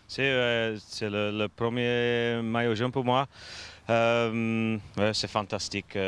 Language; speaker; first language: French; non-native, learner; Norwegian